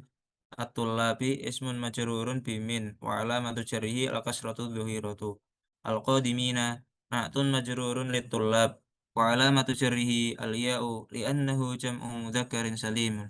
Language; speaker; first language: Arabic; non-native, learner; Indonesian